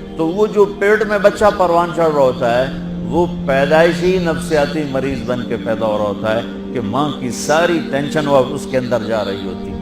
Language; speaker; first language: Urdu; non-native, local second language; Punjabi